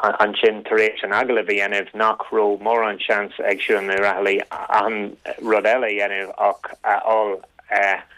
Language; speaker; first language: Irish; non-native, local second language; English